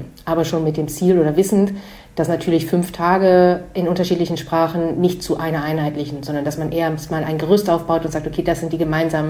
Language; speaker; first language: German; native; German